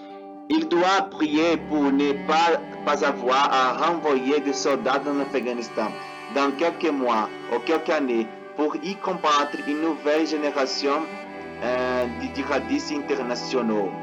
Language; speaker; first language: French; non-native, learner; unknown